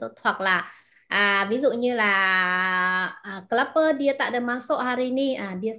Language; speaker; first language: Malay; non-native, fluent; Vietnamese